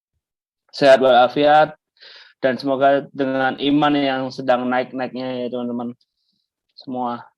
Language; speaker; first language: Indonesian; native; Indonesian